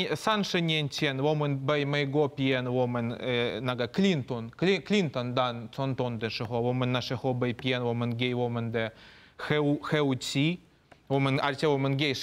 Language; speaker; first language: Chinese; non-native, fluent; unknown